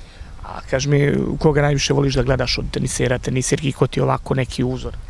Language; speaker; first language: Serbian; native; Serbian